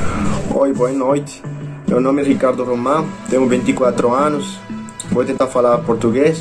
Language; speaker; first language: Portuguese; non-native, learner; Spanish